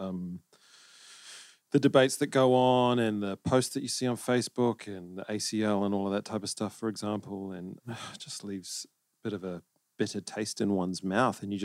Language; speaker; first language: English; native; English